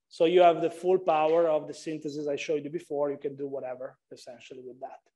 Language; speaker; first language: English; non-native, fluent; Italian